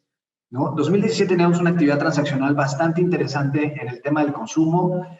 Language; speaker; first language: Spanish; native; Spanish